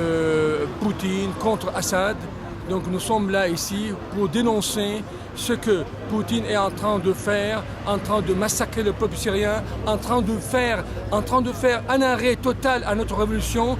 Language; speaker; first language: French; non-native, fluent; Arabic